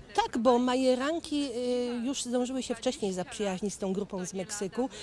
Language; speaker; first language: Polish; native; Polish